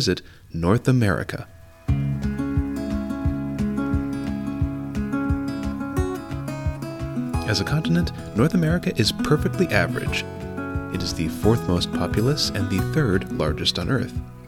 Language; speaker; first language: English; native; English